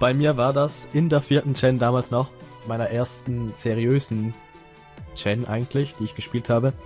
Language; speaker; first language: German; native; German